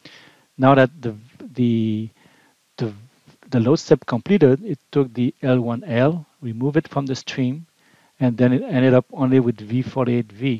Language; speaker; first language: English; non-native, fluent; French